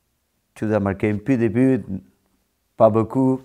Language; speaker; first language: French; non-native, fluent; Spanish